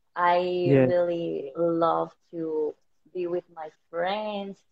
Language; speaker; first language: English; non-native, learner; Spanish